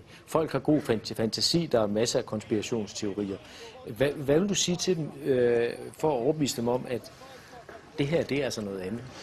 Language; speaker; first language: Danish; native; Danish